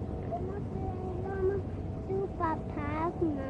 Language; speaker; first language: Spanish; early bilingual, heritage; Spanish